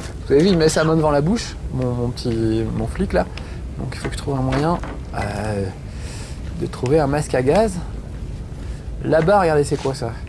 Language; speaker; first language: French; native; French